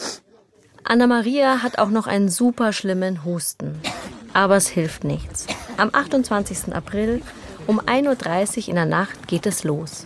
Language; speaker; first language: German; native; German